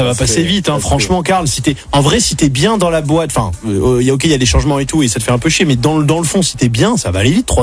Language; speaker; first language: French; native; French